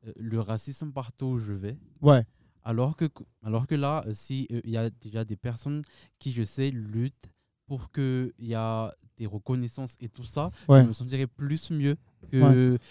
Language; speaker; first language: French; non-native, local second language; Malagasy